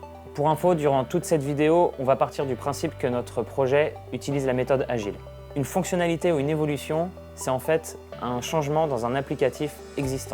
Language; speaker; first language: French; native; French